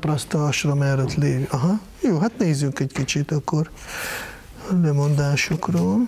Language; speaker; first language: Hungarian; non-native, fluent; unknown